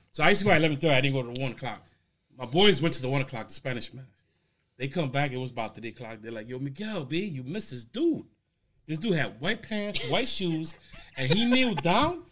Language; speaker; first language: English; early bilingual, other home language; Spanish